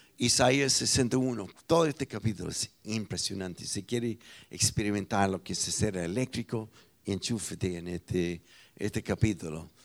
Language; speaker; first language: Spanish; non-native, fluent; English